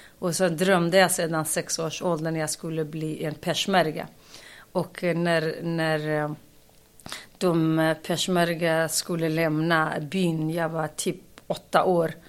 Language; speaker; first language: Swedish; non-native, fluent; Kurdish